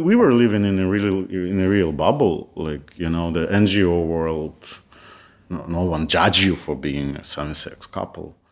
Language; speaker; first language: English; non-native, fluent; Kazakh